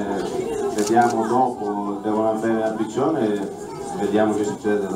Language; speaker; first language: Italian; non-native, learner; Greek